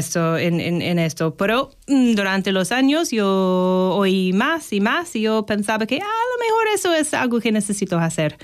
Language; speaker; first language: Spanish; non-native, fluent; English